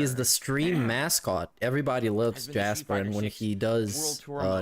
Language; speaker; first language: English; native; English